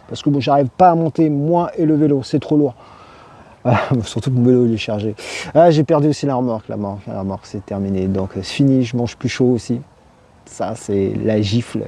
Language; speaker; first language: French; native; French